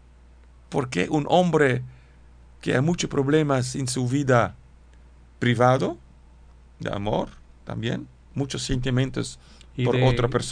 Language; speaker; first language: Spanish; non-native, learner; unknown